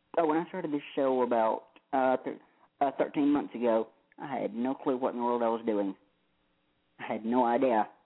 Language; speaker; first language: English; native; English